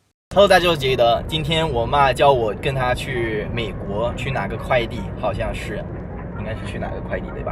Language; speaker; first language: Chinese; non-native, fluent; English